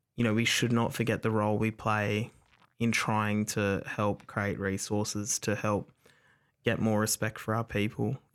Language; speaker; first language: English; native; English